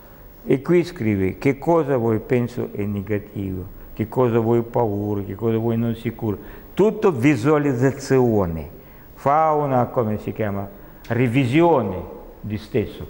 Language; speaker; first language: Italian; non-native, learner; Russian